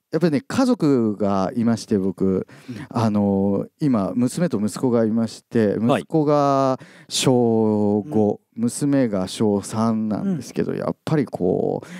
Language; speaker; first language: Japanese; native; Japanese